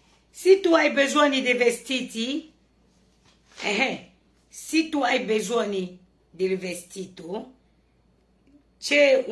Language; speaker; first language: Italian; non-native, learner; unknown